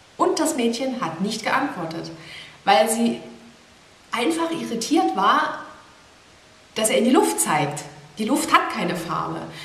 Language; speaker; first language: German; native; German